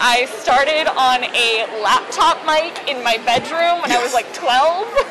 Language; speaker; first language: English; native; English